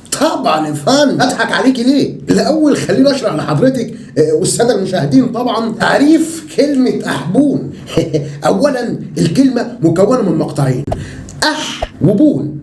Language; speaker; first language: Arabic; native; Arabic